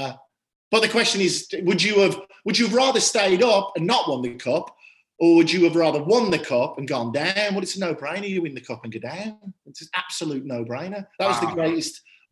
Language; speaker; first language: English; native; English